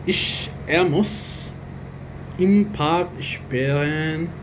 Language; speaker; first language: German; non-native, learner; Spanish